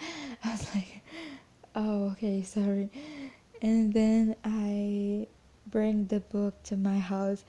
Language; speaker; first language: English; non-native, fluent; Portuguese